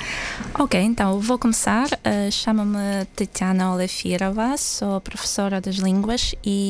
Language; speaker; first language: Portuguese; non-native, fluent; Ukrainian